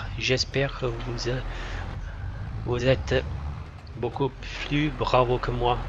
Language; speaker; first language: French; non-native, fluent; Italian